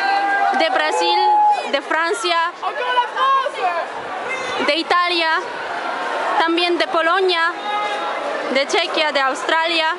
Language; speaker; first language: Spanish; non-native, fluent; Polish